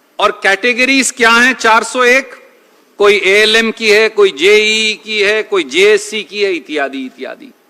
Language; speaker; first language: Hindi; native; Hindi